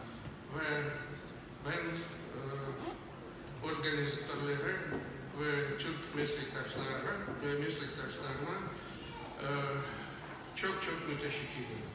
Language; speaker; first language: Turkish; non-native, fluent; Russian